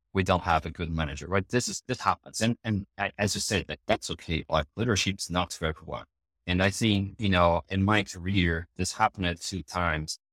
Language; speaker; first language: English; non-native, fluent; Portuguese